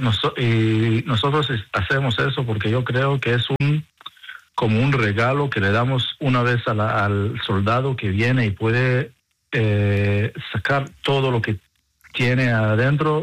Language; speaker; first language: Spanish; non-native, fluent; Hebrew